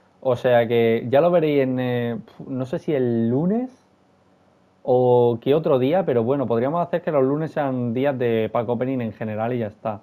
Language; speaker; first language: Spanish; native; Spanish